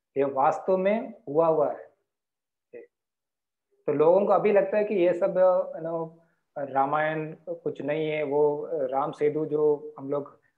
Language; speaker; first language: Hindi; non-native, local second language; Marathi